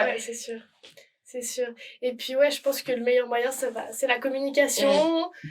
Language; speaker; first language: French; native; French